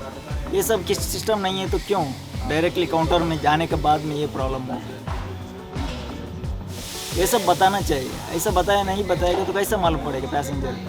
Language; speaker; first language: Hindi; non-native, local second language; Tulu